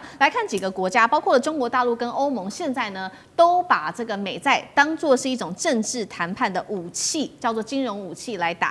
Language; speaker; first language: Chinese; native; Chinese